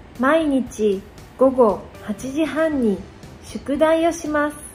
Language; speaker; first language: Japanese; non-native, learner; Indonesian